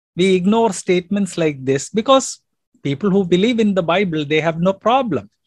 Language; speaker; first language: English; non-native, local second language; Malayalam